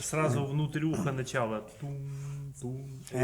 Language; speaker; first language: Russian; native; Russian